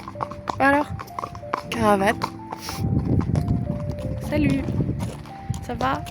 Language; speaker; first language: French; native; French